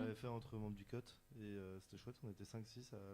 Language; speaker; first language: French; native; French